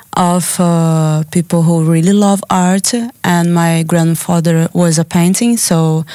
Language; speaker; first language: English; non-native, learner; Portuguese